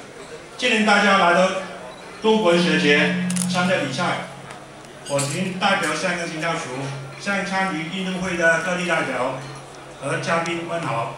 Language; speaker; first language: Chinese; non-native, local second language; Cantonese